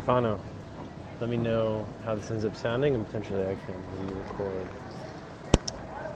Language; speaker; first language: English; native; English